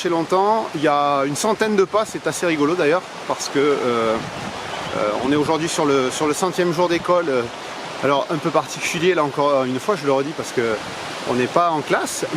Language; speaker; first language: French; native; French